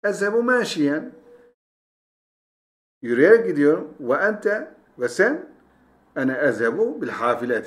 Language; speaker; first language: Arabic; non-native, fluent; Turkish